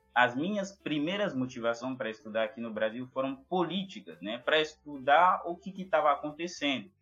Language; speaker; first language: Portuguese; non-native, fluent; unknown